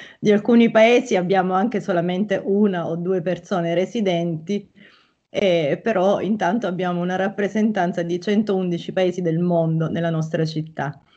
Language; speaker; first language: Italian; native; Italian